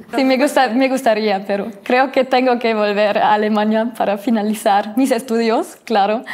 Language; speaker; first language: Spanish; non-native, learner; German